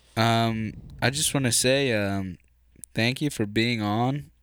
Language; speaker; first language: English; native; English